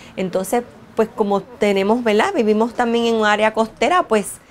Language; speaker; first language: Spanish; native; Spanish